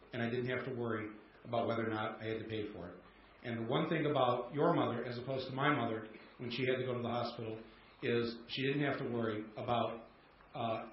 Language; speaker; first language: English; native; English